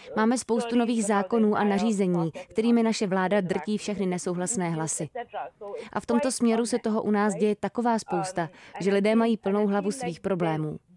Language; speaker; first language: Czech; non-native, fluent; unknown